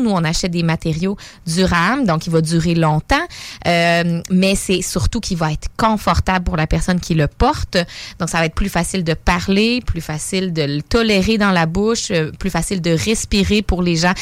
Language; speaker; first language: French; native; French